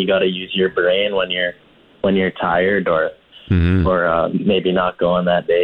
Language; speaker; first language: English; native; English